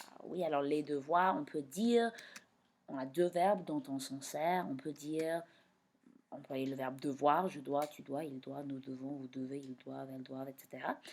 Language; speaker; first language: French; non-native, fluent; English